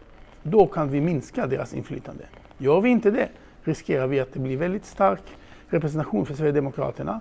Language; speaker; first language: Swedish; non-native, fluent; Hebrew